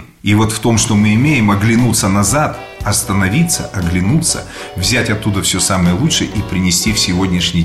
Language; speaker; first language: Russian; native; Russian